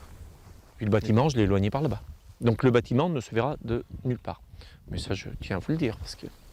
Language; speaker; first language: French; native; French